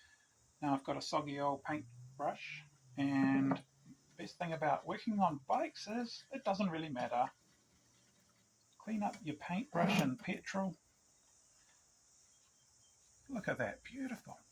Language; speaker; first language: English; native; English